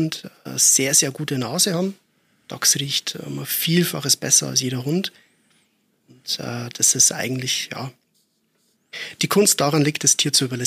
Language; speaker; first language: German; native; German